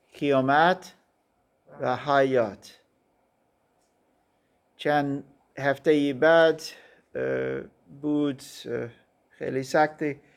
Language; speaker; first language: Persian; non-native, learner; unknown